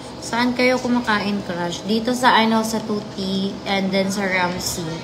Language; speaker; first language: Filipino; non-native, local second language; Cebuano